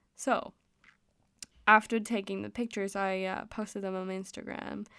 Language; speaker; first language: English; non-native, fluent; Danish